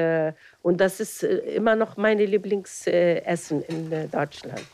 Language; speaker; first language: German; non-native, fluent; Arabic